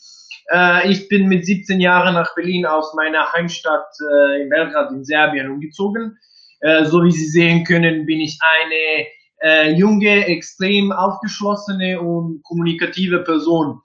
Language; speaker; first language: English; non-native, fluent; Serbian